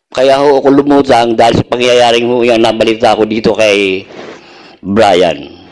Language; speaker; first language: Filipino; native; Filipino